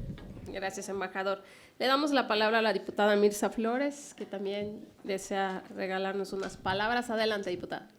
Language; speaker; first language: Spanish; native; Spanish